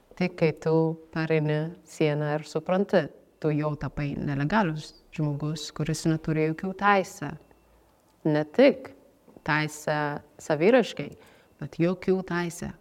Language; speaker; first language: Lithuanian; non-native, fluent; Amharic